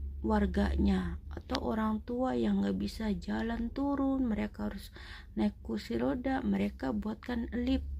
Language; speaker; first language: Indonesian; native; Indonesian